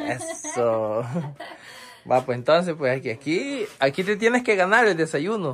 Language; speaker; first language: Spanish; native; Spanish